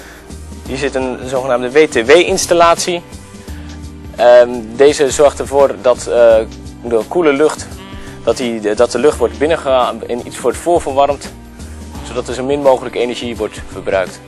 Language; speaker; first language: Dutch; native; Dutch